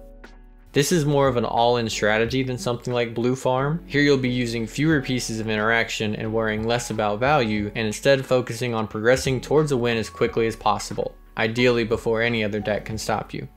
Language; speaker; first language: English; native; English